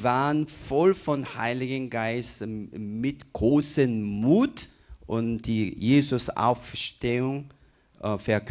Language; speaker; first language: German; non-native, fluent; Korean